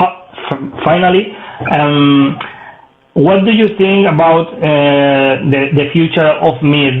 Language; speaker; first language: English; non-native, learner; Spanish